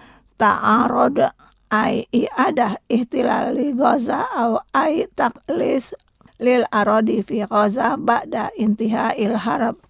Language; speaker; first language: Arabic; non-native, learner; Indonesian